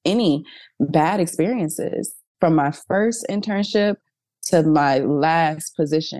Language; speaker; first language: English; native; English